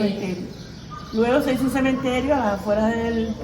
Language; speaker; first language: Spanish; native; Spanish